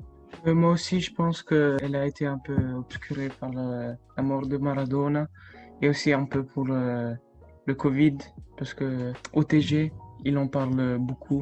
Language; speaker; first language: French; non-native, fluent; Italian